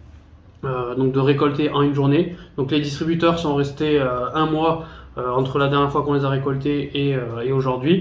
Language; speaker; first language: French; native; French